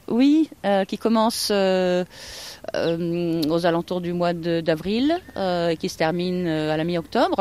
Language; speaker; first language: French; non-native, fluent; Norwegian